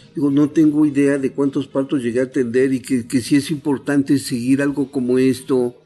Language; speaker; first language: Spanish; non-native, local second language; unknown